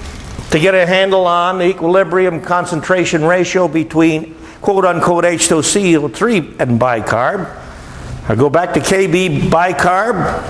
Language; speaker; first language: English; native; English